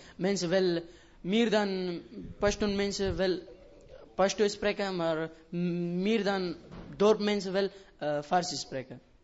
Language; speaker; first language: Dutch; non-native, learner; Persian